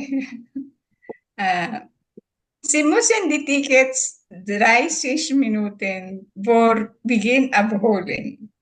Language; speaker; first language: German; non-native, learner; Filipino